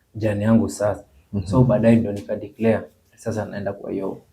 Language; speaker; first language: Swahili; non-native, local second language; Luo (Kenya and Tanzania)